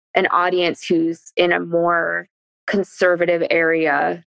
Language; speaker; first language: English; native; English